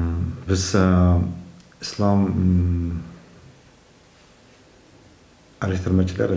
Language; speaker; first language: Turkish; non-native, learner; Uzbek